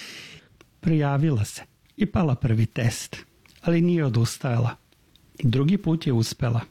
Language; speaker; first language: Serbian; native; Serbian